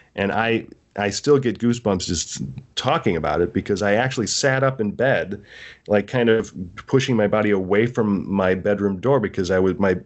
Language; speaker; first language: English; native; English